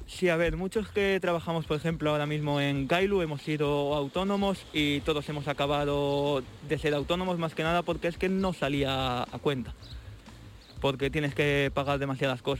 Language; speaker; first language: Spanish; native; Spanish